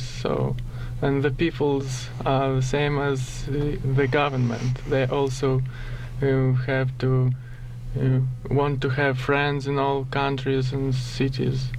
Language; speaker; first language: English; non-native, learner; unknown